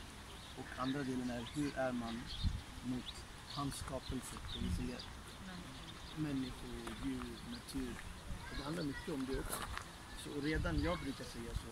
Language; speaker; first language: Swedish; non-native, fluent; Arabic